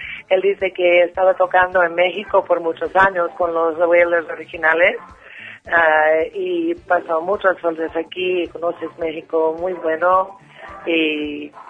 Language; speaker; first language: Spanish; non-native, learner; English